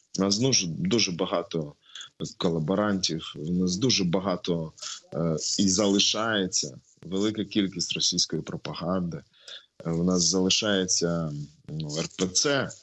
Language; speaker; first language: Ukrainian; non-native, local second language; Russian